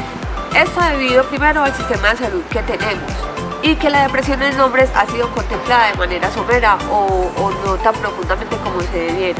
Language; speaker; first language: Spanish; native; Spanish